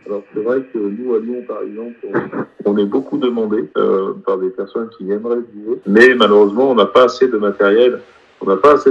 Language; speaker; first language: French; native; French